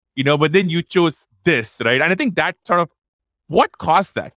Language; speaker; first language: English; non-native, local second language; Tamil